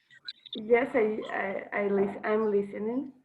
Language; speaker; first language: English; non-native, learner; Russian